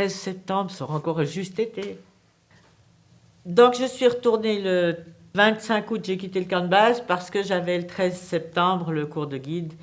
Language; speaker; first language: French; native; French